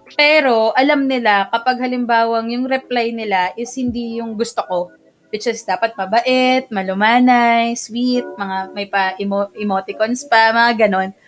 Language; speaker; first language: Filipino; non-native, local second language; Bikol